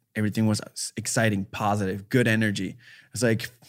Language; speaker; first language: English; non-native, fluent; German